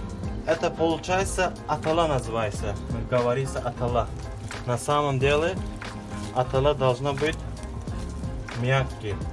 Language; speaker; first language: Russian; non-native, learner; Turkmen